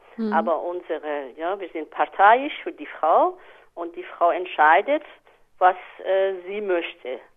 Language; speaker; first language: German; non-native, fluent; Persian